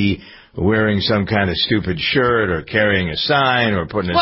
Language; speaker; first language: English; native; English